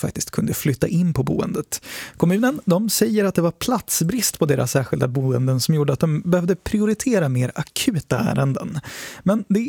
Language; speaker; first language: Swedish; native; Swedish